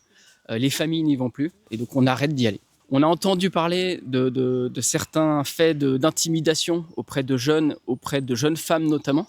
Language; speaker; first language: French; native; French